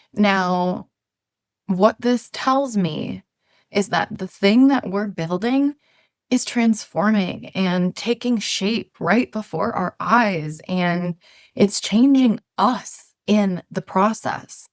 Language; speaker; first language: English; native; English